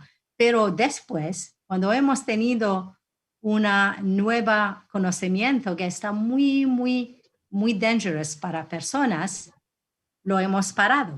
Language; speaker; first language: Spanish; non-native, fluent; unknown